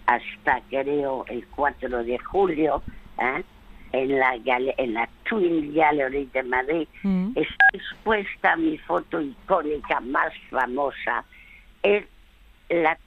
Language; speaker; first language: Spanish; early bilingual, other home language; French